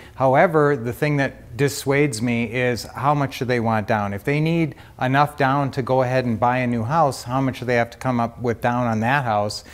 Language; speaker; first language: English; native; English